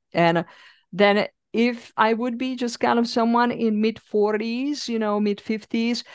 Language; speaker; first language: English; non-native, fluent; Czech